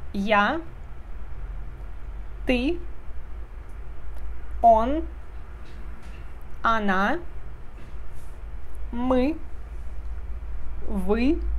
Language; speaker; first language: Russian; non-native, fluent; Portuguese